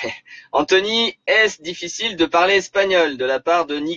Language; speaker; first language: French; native; French